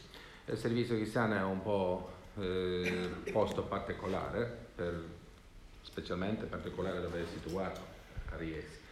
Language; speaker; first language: Italian; non-native, learner; Swedish